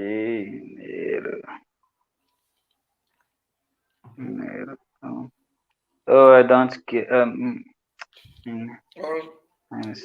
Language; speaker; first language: English; non-native, learner; Portuguese